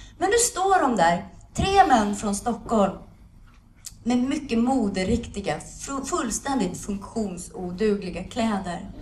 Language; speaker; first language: Swedish; native; Swedish